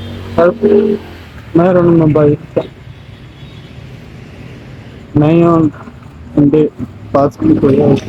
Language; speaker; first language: Filipino; non-native, learner; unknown